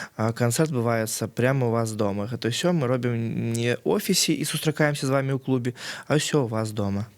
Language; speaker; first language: Belarusian; non-native, local second language; Russian